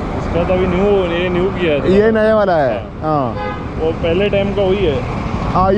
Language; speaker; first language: Hindi; non-native, local second language; Punjabi